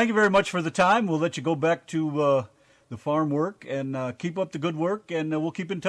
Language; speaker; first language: English; native; English